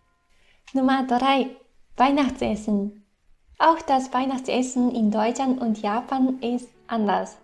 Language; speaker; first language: German; non-native, fluent; Japanese